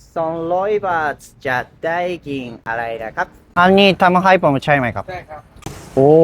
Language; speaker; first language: Thai; non-native, learner; Japanese